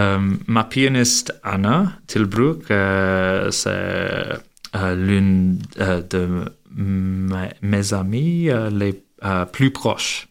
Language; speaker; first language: French; non-native, learner; English